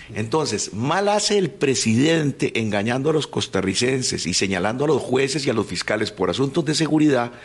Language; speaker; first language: Spanish; native; Spanish